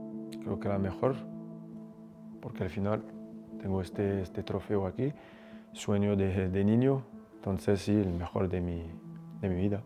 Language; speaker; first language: Spanish; non-native, fluent; French